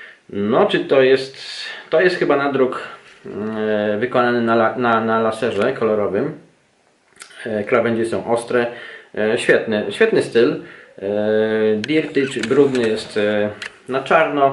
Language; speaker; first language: Polish; native; Polish